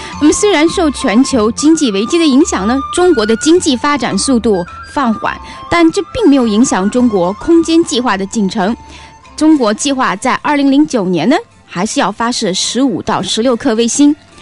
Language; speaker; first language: Chinese; native; Chinese